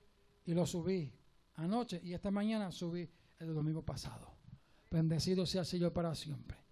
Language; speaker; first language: Spanish; native; Spanish